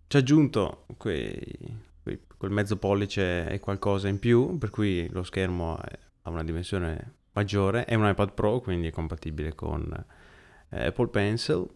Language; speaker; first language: Italian; native; Italian